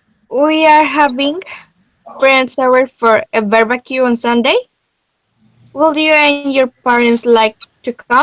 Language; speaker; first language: English; non-native, learner; Spanish